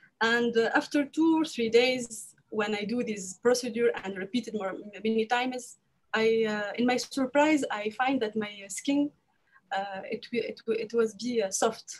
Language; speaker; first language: English; non-native, learner; French